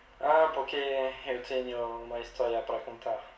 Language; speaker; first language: Portuguese; non-native, learner; French